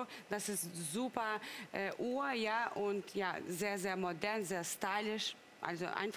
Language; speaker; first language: German; non-native, learner; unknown